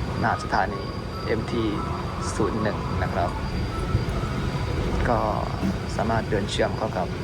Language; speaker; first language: Thai; native; Thai